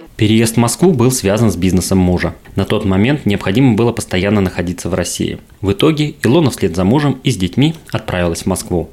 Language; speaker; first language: Russian; native; Russian